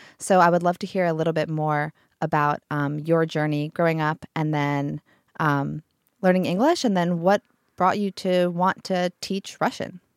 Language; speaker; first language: English; native; English